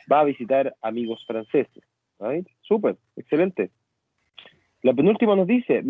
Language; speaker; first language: Spanish; native; Spanish